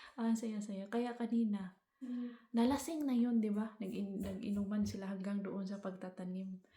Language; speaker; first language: Filipino; non-native, local second language; Cebuano